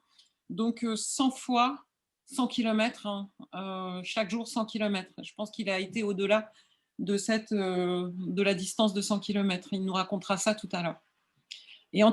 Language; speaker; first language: French; native; French